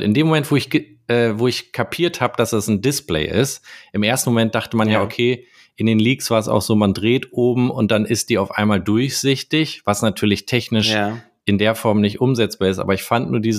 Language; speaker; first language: German; native; German